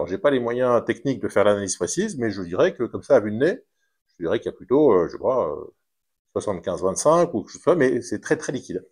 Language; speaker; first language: French; native; French